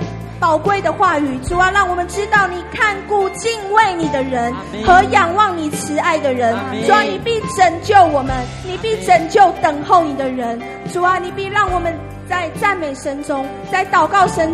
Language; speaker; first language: Chinese; native; Chinese